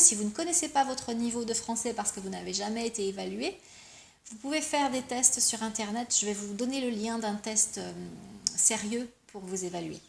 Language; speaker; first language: French; native; French